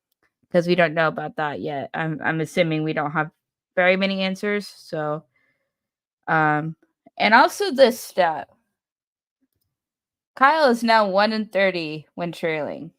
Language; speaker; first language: English; native; English